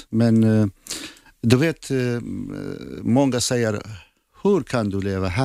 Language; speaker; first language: Swedish; non-native, fluent; Assyrian Neo-Aramaic